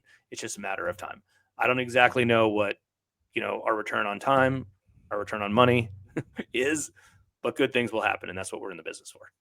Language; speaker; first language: English; native; English